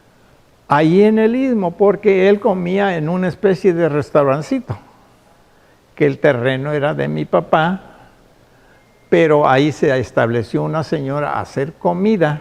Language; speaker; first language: Spanish; native; Spanish